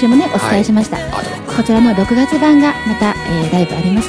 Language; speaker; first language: Japanese; native; Japanese